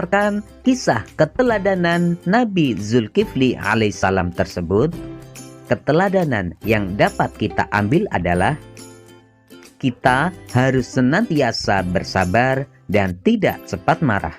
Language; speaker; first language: Indonesian; native; Indonesian